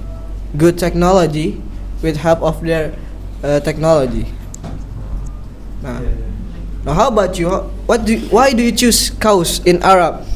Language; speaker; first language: English; non-native, learner; Indonesian